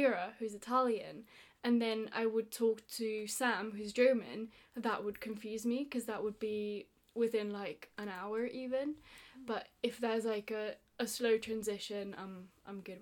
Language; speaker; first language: English; non-native, fluent; Italian